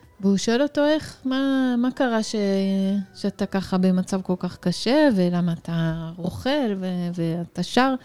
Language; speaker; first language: Hebrew; native; Hebrew